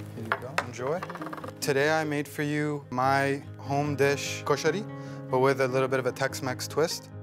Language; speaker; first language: English; early bilingual, other home language; Arabic